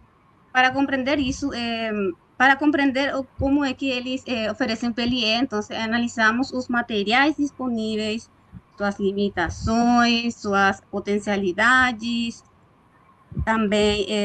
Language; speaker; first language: Portuguese; non-native, fluent; Spanish